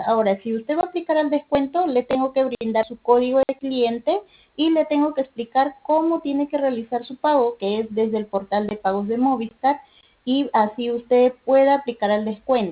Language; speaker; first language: Spanish; native; Spanish